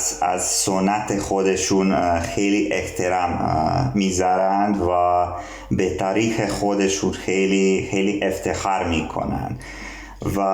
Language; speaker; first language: Persian; non-native, learner; Serbian